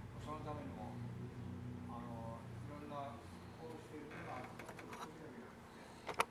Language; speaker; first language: Japanese; native; Japanese